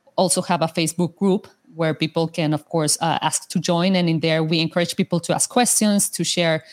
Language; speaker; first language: English; non-native, fluent; Spanish